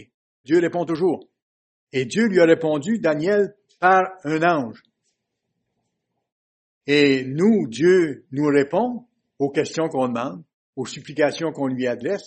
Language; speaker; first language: French; native; French